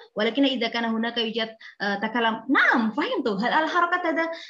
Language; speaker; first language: Arabic; non-native, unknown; Indonesian